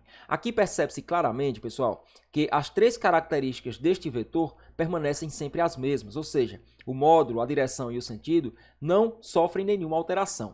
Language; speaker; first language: Portuguese; native; Portuguese